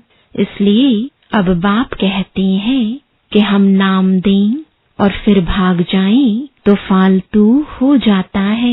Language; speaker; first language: Hindi; native; Hindi